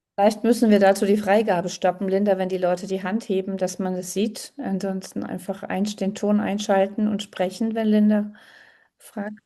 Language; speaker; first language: German; native; German